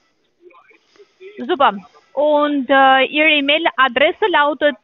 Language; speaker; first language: German; non-native, learner; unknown